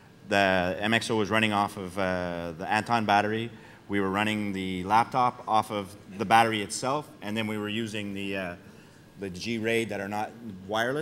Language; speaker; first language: English; native; English